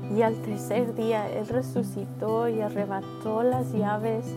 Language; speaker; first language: Spanish; early bilingual, heritage; Spanish